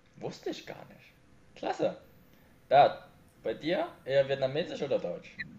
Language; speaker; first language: German; early bilingual, other home language; Vietnamese